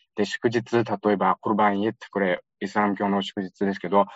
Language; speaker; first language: Japanese; non-native, fluent; Uyghur